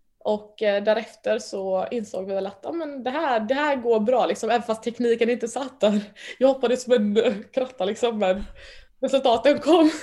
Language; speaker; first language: Swedish; early bilingual, other home language; Mandingo